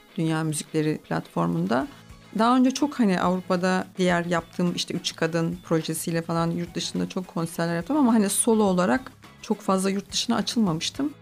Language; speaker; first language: Turkish; native; Turkish